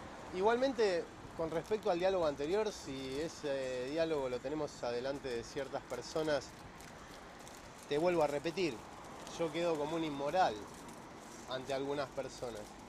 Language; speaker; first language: Spanish; native; Spanish